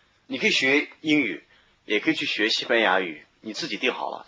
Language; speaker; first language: Chinese; native; Chinese